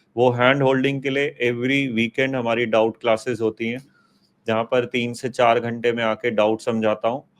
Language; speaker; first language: Hindi; native; Hindi